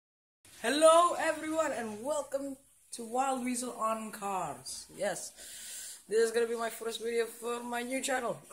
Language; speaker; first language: English; non-native, local second language; Indonesian